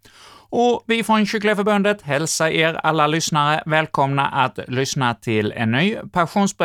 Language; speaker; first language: Swedish; native; Swedish